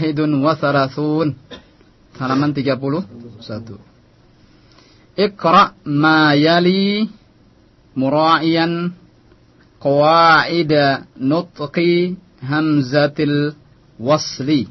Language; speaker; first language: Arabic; non-native, fluent; Indonesian